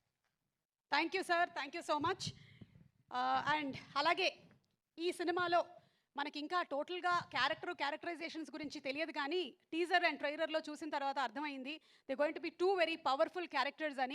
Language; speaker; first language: Telugu; native; Telugu